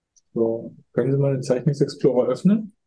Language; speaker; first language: German; native; German